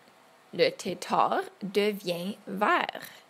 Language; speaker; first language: French; non-native, fluent; English